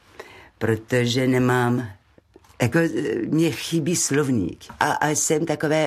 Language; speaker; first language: Czech; non-native, learner; French